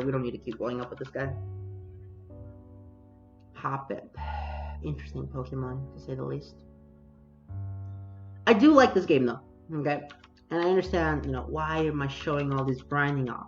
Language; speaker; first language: English; native; English